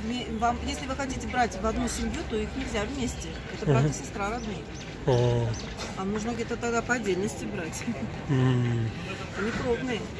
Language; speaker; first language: Russian; native; Russian